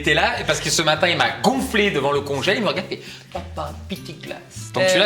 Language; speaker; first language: French; native; French